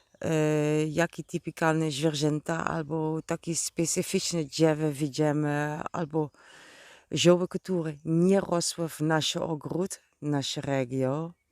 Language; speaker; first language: Polish; non-native, learner; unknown